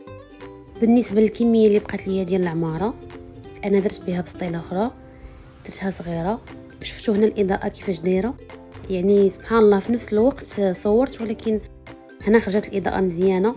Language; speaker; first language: Arabic; native; Arabic